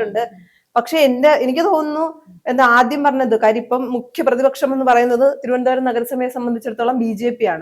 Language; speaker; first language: Malayalam; native; Malayalam